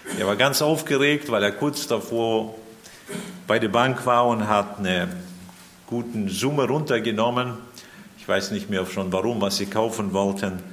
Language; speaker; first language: German; early bilingual, heritage; German